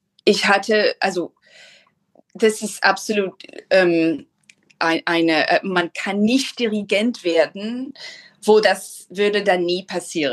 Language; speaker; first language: German; non-native, fluent; English